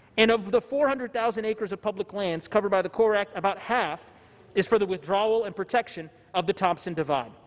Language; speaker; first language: English; early bilingual, other home language; Tigrinya